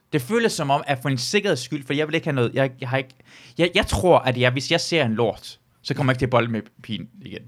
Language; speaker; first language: Danish; early bilingual, other home language; Persian